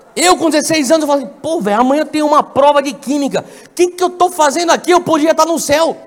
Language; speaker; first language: Portuguese; native; Portuguese